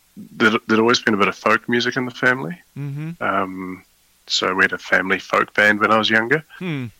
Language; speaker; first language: English; native; English